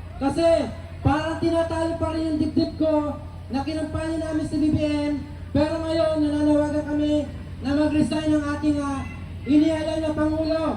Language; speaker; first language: Filipino; native; Filipino